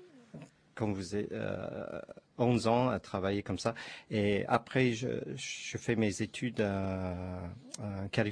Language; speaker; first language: French; non-native, learner; Chinese